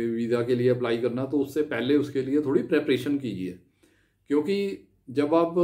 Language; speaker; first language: Hindi; non-native, local second language; Punjabi